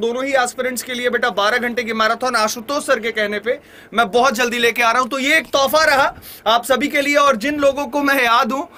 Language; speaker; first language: Hindi; native; Hindi